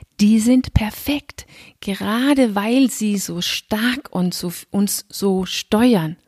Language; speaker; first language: German; non-native, fluent; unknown